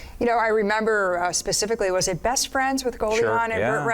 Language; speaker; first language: English; native; English